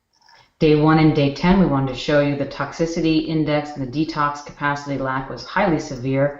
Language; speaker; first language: English; native; English